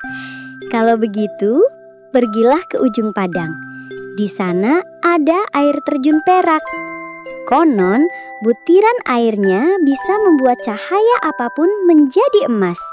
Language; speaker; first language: Indonesian; native; Indonesian